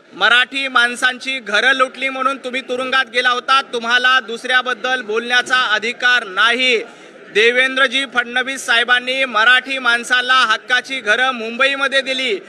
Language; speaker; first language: Marathi; native; Marathi